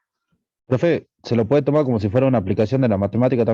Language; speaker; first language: Spanish; native; Spanish